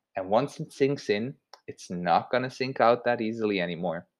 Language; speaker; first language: English; non-native, fluent; Swiss German